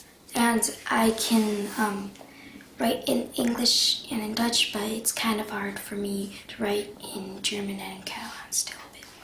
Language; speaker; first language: English; early bilingual, heritage; English